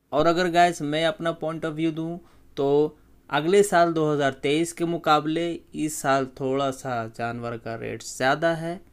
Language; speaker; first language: Hindi; native; Hindi